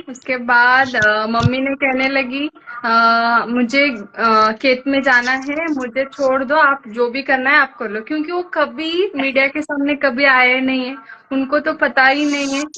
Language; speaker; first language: Hindi; non-native, local second language; Kannada